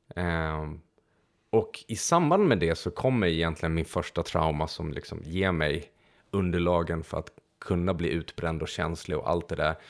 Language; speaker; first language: Swedish; early bilingual, other home language; Hungarian